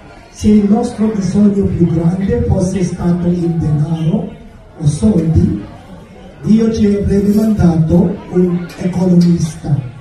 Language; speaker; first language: Italian; non-native, fluent; Filipino